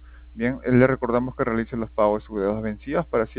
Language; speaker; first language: Spanish; native; Spanish